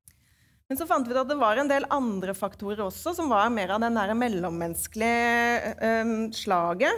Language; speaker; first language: Norwegian; native; Norwegian